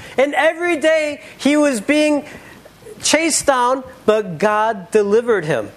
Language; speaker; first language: English; native; English